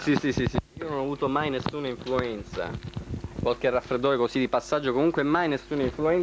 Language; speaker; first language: Italian; native; Italian